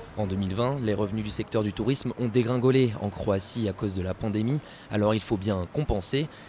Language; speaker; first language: French; native; French